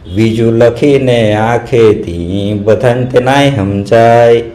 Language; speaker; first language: Gujarati; non-native, local second language; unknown